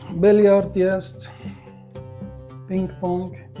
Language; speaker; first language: Polish; non-native, learner; Arabic